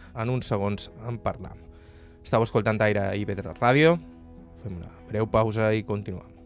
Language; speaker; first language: Catalan; native; Catalan